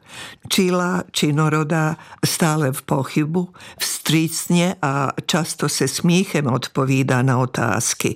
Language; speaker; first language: Czech; non-native, fluent; Serbian